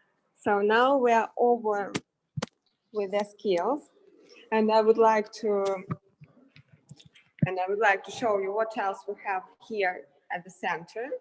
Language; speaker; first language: English; non-native, fluent; Russian